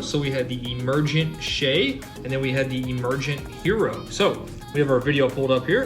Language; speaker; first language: English; native; English